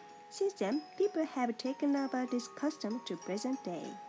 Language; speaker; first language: English; non-native, fluent; Japanese